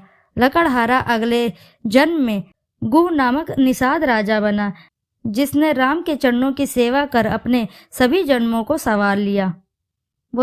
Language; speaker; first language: Hindi; native; Hindi